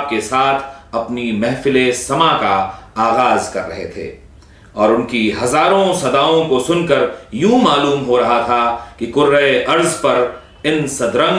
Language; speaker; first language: Urdu; native; Urdu